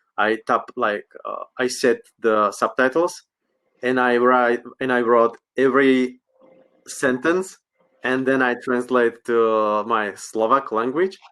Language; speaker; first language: English; non-native, learner; Slovak